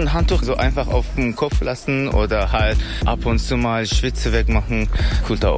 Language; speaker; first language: German; non-native, learner; Persian